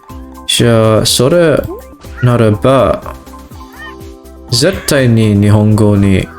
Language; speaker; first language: Japanese; non-native, learner; English